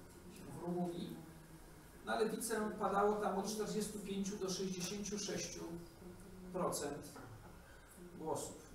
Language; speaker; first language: Polish; native; Polish